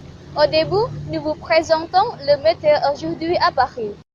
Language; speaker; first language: French; non-native, learner; Indonesian